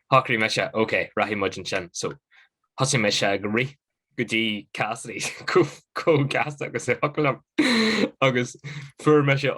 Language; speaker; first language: Irish; non-native, local second language; English